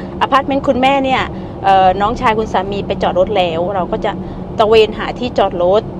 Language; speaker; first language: Thai; native; Thai